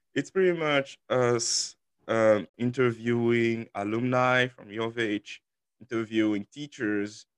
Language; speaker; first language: English; non-native, fluent; French